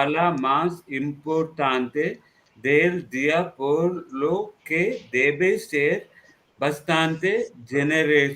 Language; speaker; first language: Spanish; non-native, learner; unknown